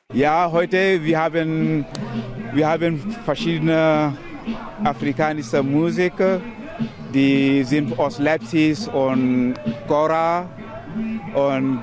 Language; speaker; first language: German; non-native, learner; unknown